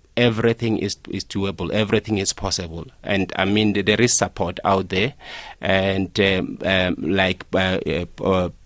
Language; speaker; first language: English; non-native, local second language; Northern Sotho